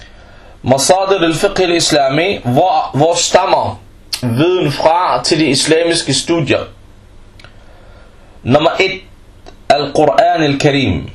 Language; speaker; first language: Danish; non-native, fluent; Arabic